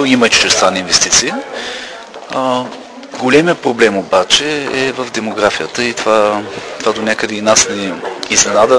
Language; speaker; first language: Bulgarian; native; Bulgarian